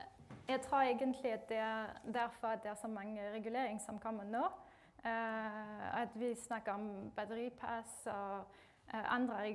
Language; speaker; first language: Norwegian; non-native, fluent; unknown